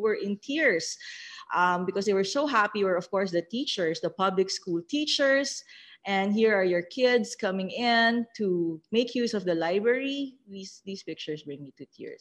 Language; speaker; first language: English; non-native, local second language; Filipino